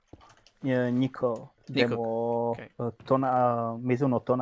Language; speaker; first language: Japanese; non-native, learner; English